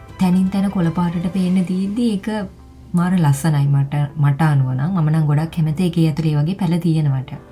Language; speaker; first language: Sinhala; native; Sinhala